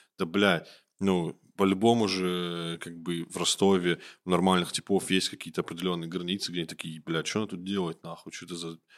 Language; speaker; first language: Russian; native; Russian